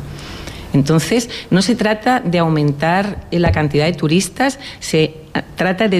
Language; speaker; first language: Spanish; native; Spanish